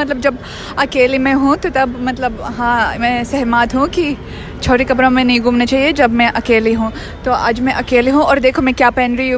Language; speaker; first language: Hindi; non-native, fluent; Russian